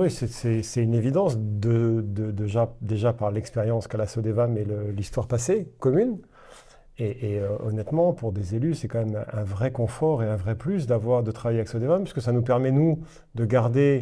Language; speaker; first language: French; native; French